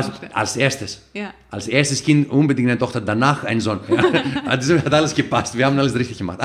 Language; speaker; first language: German; non-native, fluent; Greek